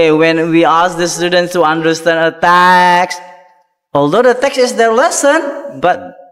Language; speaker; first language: English; non-native, fluent; Indonesian